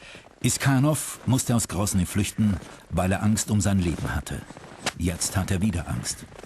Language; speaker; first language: German; native; German